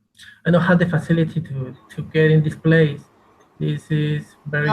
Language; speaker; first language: English; non-native, learner; Spanish